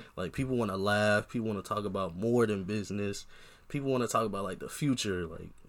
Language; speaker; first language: English; native; English